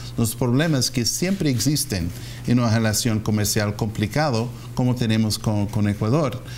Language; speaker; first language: Spanish; non-native, fluent; English